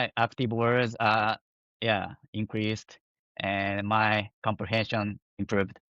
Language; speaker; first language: English; non-native, fluent; Japanese